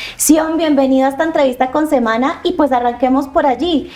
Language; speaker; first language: Spanish; native; Spanish